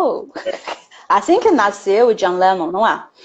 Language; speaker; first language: Portuguese; non-native, fluent; Chinese